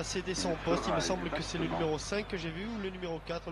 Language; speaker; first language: French; native; French